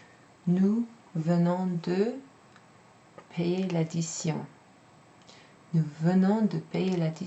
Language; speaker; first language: French; non-native, fluent; English